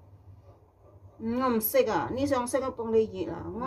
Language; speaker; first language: Chinese; non-native, learner; Indonesian